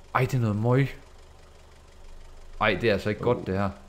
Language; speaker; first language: Danish; native; Danish